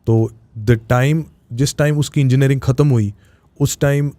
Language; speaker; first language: Hindi; non-native, local second language; Punjabi